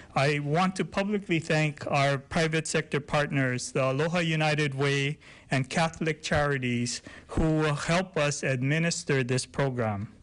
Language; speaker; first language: English; native; English